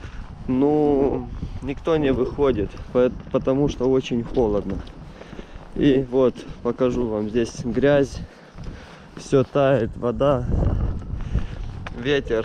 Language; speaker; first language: Russian; non-native, fluent; Romanian